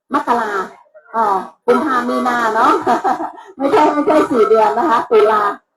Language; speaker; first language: Thai; non-native, local second language; Shan